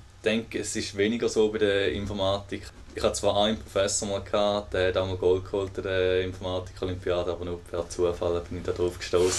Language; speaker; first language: German; native; German